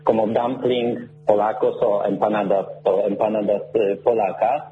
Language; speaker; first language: Spanish; non-native, learner; Polish